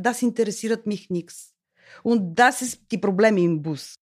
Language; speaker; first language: German; non-native, learner; Bulgarian